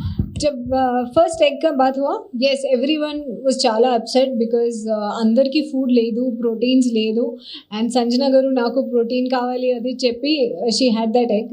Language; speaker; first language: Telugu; non-native, learner; Hindi